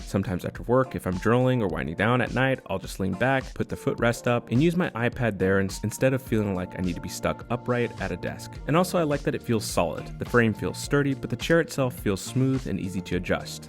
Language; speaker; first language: English; native; English